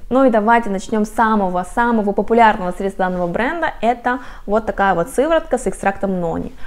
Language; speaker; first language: Russian; non-native, fluent; Korean